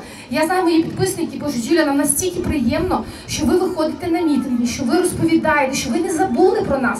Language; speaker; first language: Ukrainian; native; Ukrainian